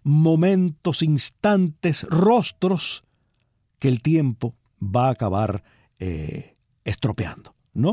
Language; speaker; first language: Spanish; native; Spanish